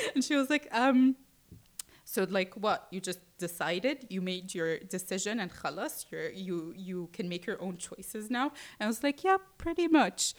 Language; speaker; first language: English; early bilingual, other home language; Arabic